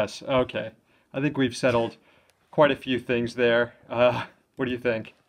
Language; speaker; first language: English; native; English